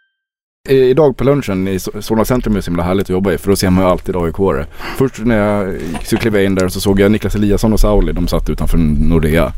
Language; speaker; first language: Swedish; native; Swedish